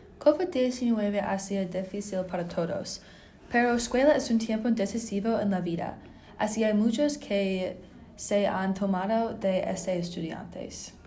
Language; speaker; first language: Spanish; non-native, learner; English